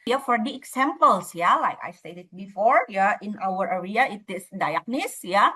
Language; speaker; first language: English; non-native, fluent; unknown